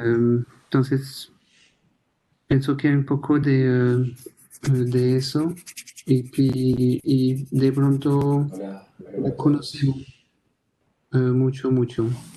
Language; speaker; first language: Spanish; non-native, fluent; French